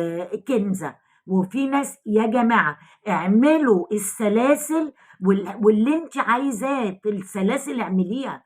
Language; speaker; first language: Arabic; native; Arabic